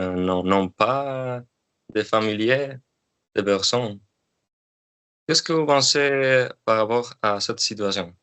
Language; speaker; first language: French; non-native, learner; Spanish